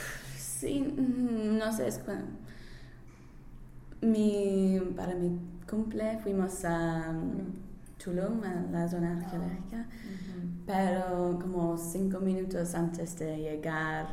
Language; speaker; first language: Spanish; non-native, learner; English